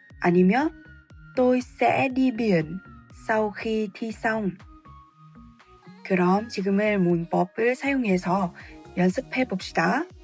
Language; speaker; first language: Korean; non-native, fluent; Vietnamese